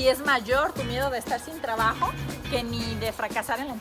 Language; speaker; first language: Spanish; native; Spanish